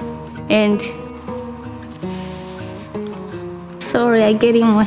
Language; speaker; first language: English; non-native, local second language; Rundi